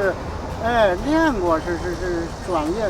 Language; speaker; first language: Chinese; native; Chinese